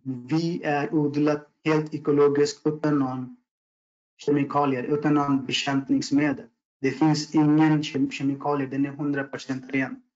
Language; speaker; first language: Swedish; non-native, fluent; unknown